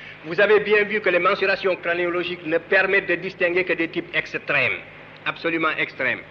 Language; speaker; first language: French; non-native, local second language; Wolof